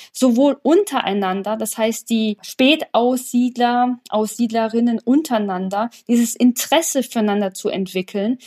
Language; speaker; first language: German; early bilingual, other home language; Polish